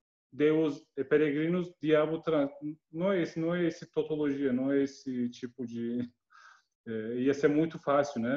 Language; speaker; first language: Portuguese; non-native, learner; Turkish